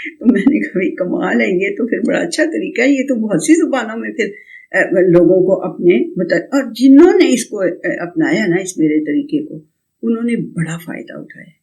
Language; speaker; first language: Urdu; native; Urdu